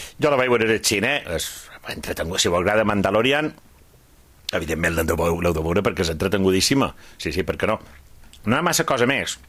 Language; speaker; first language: Catalan; native; Catalan